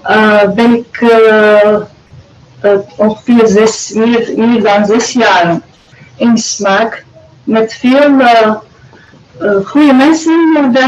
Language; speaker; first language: Dutch; non-native, learner; Arabic